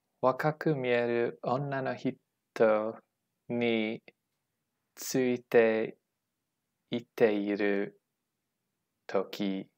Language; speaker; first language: Japanese; non-native, learner; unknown